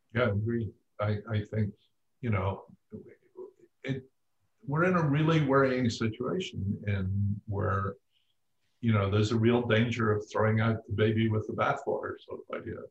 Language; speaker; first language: English; native; English